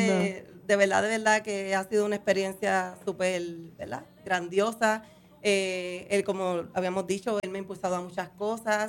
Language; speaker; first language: Spanish; native; Spanish